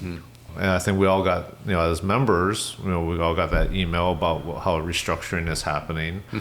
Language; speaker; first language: English; native; English